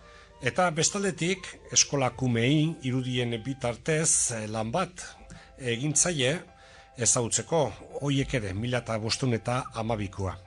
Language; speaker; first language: Basque; native; Basque